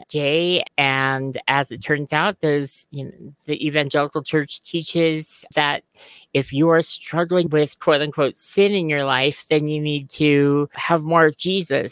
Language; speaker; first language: English; native; English